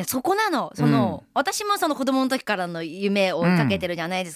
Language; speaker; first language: Japanese; native; Japanese